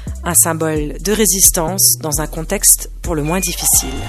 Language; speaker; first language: French; non-native, local second language; Arabic